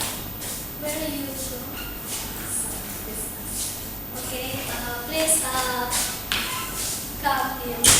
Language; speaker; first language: English; non-native, learner; Indonesian